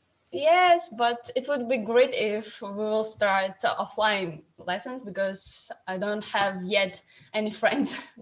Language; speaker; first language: English; non-native, learner; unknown